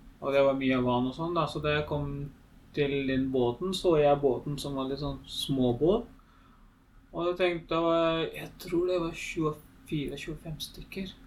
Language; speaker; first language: Norwegian; non-native, learner; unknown